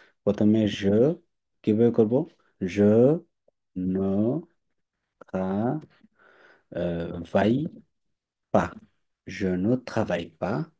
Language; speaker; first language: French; non-native, fluent; Bangla